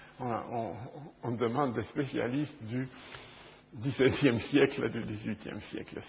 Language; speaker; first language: French; non-native, fluent; Romanian